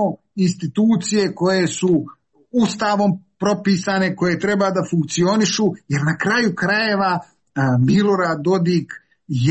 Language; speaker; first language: Serbian; native; Serbian